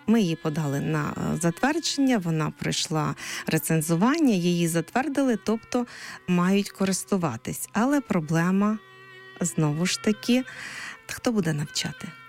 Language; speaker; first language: Ukrainian; native; Ukrainian